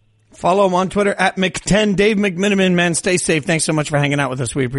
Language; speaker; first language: English; native; English